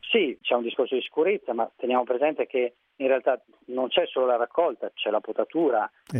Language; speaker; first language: Italian; native; Italian